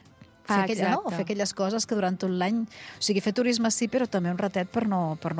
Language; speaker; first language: Catalan; native; Catalan